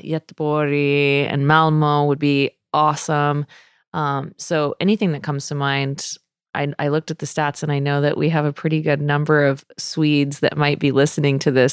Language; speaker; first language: English; native; English